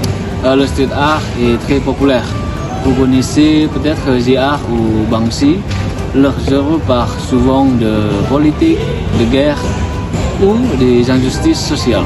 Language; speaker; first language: French; non-native, learner; Indonesian